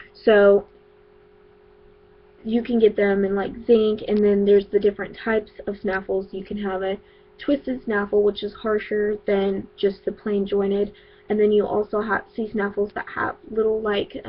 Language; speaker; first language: English; native; English